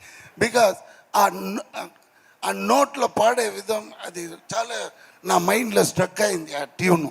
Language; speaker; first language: Telugu; non-native, learner; Tamil